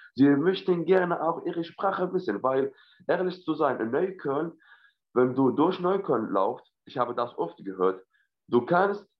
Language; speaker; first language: German; non-native, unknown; Arabic